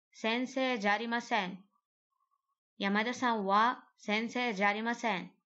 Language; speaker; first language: Japanese; non-native, learner; Arabic